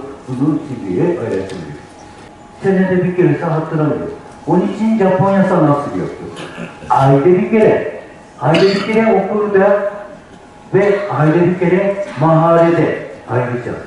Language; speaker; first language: Turkish; non-native, learner; Japanese